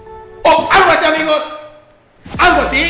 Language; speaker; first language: Spanish; native; Spanish